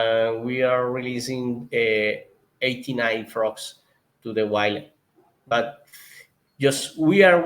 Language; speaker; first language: English; non-native, learner; Spanish